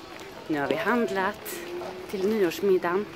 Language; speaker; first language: Swedish; native; Swedish